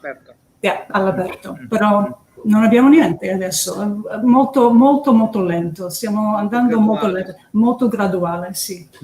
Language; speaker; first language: Italian; early bilingual, heritage; English